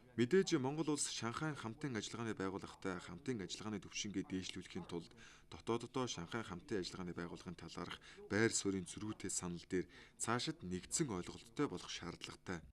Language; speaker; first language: Mongolian; non-native, fluent; Chinese